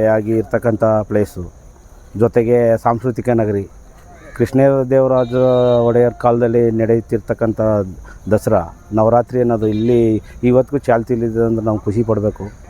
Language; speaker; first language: Kannada; native; Kannada